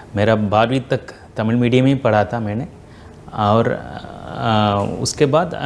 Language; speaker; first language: Hindi; non-native, local second language; Tamil